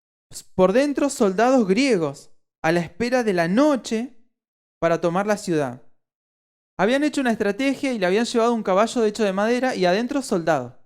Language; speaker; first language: Spanish; native; Spanish